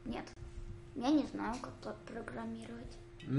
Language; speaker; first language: Russian; early bilingual, heritage; Russian